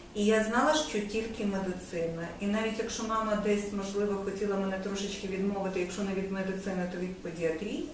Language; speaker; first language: Ukrainian; native; Ukrainian